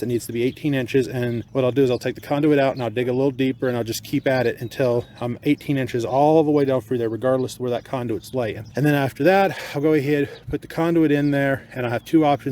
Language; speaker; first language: English; native; English